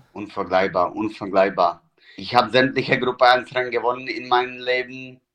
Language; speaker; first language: German; non-native, fluent; Italian